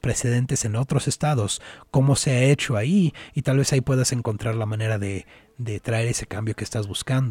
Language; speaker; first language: Spanish; native; Spanish